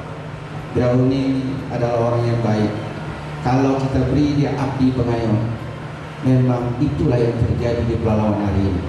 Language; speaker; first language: Indonesian; native; Indonesian